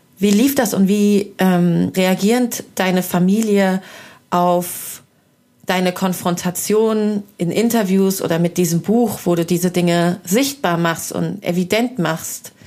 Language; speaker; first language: German; early bilingual, other home language; Persian